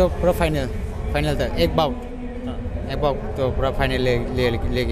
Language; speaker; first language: Hindi; non-native, local second language; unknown